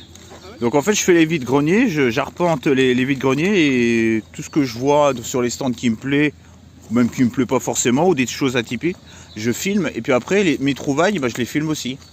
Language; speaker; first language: French; native; French